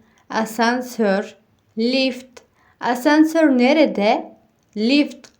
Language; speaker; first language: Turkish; non-native, fluent; Uzbek